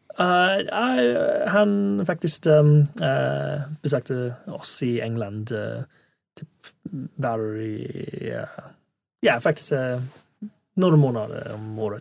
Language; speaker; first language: Swedish; non-native, fluent; English